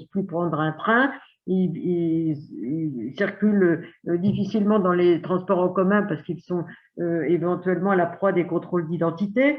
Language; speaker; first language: French; native; French